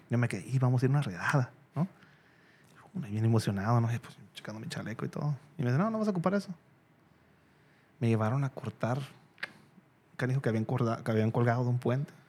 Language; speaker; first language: Spanish; native; Spanish